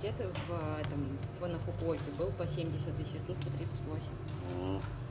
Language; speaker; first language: Russian; native; Russian